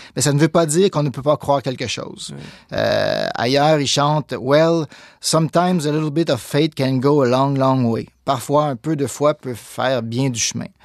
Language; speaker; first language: French; native; French